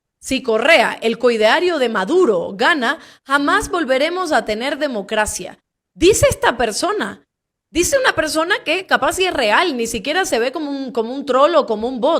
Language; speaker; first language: Spanish; native; Spanish